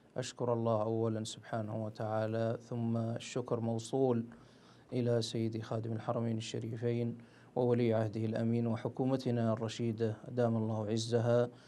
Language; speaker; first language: Arabic; native; Arabic